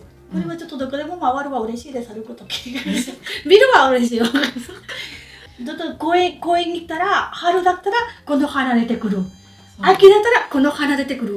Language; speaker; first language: Japanese; non-native, learner; Spanish